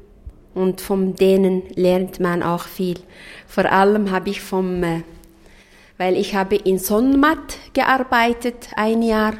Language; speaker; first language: German; non-native, fluent; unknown